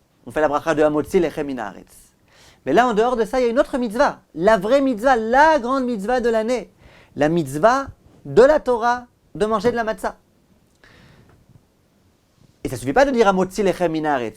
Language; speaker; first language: French; native; French